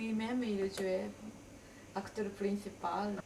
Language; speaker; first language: French; non-native, fluent; Japanese